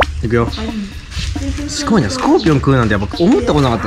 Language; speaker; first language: Japanese; native; Japanese